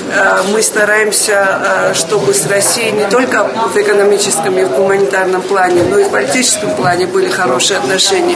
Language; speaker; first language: Russian; non-native, fluent; Georgian